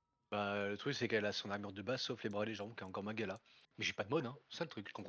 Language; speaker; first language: French; native; French